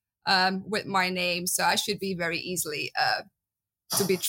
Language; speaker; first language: English; non-native, fluent; Dutch